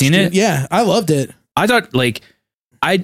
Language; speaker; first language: English; native; English